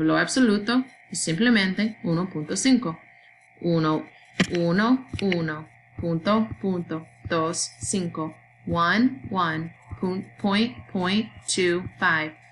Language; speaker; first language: Spanish; non-native, learner; English